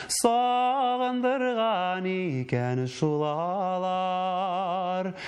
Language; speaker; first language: Tatar; native; Tatar